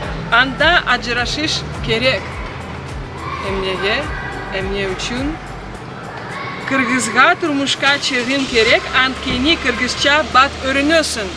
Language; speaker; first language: Kyrgyz; non-native, learner; Russian